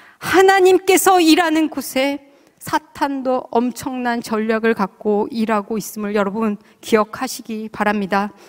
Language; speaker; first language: Korean; native; Korean